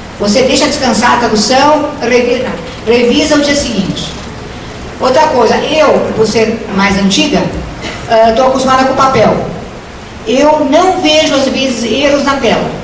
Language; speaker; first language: Portuguese; native; Portuguese